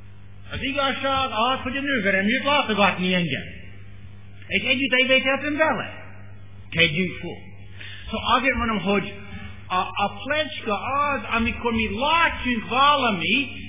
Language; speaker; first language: Hungarian; non-native, learner; English